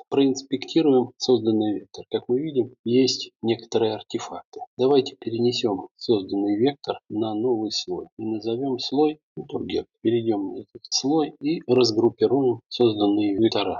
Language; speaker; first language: Russian; native; Russian